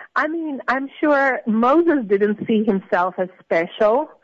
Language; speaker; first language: English; non-native, fluent; Russian